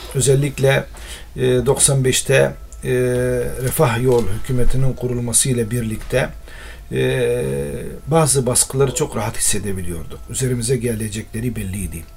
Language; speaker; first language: Turkish; non-native, local second language; Arabic